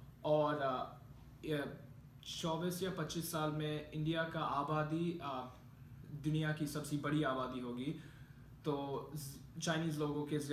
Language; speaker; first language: Hindi; non-native, learner; Malayalam